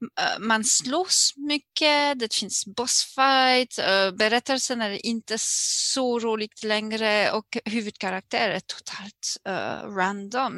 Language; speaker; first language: Swedish; non-native, learner; French